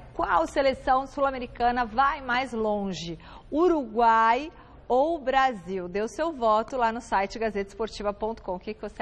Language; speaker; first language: Portuguese; native; Portuguese